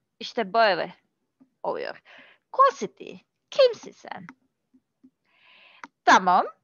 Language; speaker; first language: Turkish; non-native, learner; Serbian